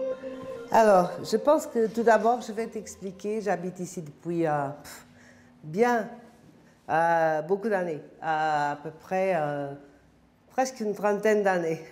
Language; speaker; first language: French; non-native, fluent; Portuguese